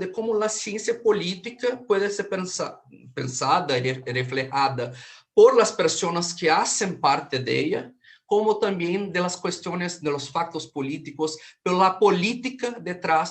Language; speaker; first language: Spanish; non-native, fluent; Portuguese